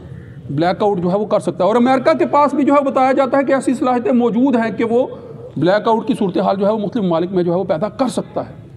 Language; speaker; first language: Urdu; native; Urdu